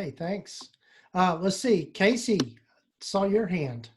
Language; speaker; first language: English; native; English